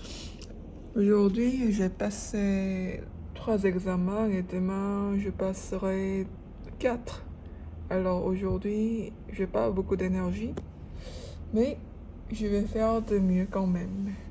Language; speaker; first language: French; non-native, fluent; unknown